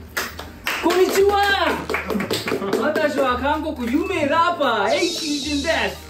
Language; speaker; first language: Japanese; non-native, learner; Korean